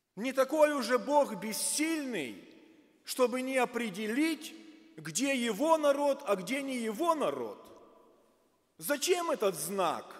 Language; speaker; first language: Russian; native; Russian